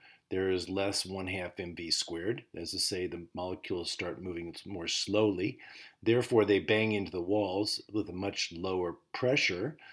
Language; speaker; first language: English; native; English